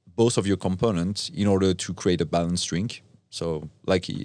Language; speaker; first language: English; non-native, fluent; French